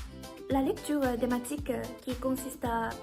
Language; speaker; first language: French; non-native, learner; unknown